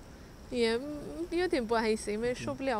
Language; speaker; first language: Chinese; non-native, fluent; Swedish